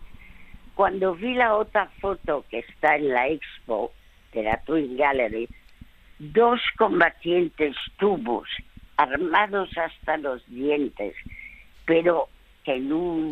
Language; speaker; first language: Spanish; early bilingual, other home language; French